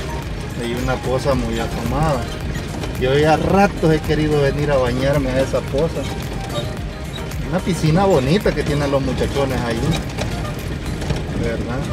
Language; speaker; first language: Spanish; native; Spanish